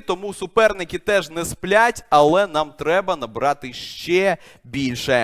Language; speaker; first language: Ukrainian; native; Ukrainian